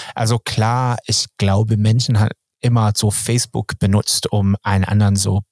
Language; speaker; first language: German; non-native, fluent; Swedish